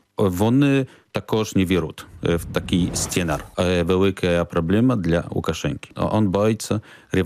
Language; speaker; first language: Ukrainian; non-native, learner; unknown